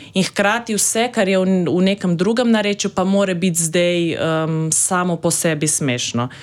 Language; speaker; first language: Slovenian; native; Slovenian